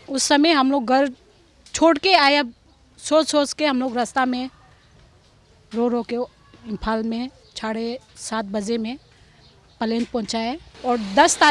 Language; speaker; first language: Hindi; non-native, local second language; Manipuri